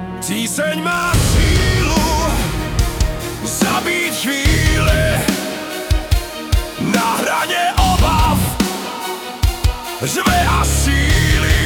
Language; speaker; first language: Czech; native; Czech